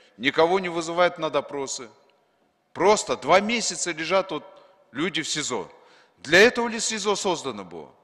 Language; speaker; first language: Russian; non-native, local second language; Kyrgyz